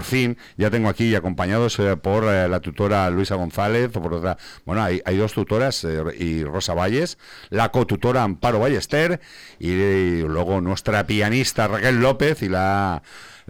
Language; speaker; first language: Spanish; native; Spanish